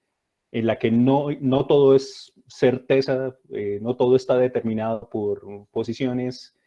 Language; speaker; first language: Spanish; native; Spanish